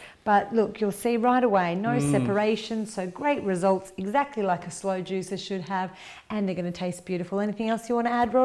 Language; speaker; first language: English; native; English